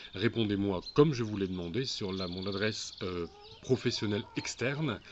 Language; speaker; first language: French; native; French